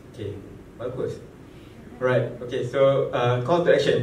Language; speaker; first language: English; non-native, local second language; Malay